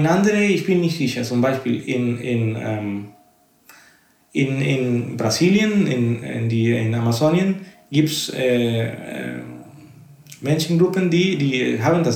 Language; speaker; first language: German; non-native, fluent; Spanish